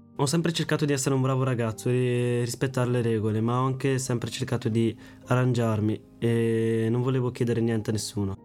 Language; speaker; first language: Italian; early bilingual, other home language; Arabic